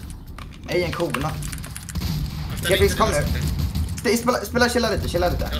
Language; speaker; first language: Swedish; native; Swedish